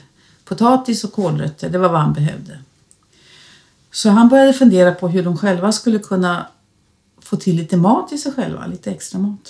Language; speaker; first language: Swedish; native; Swedish